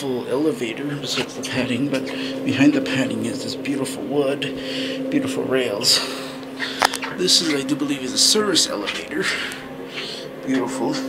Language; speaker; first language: English; native; English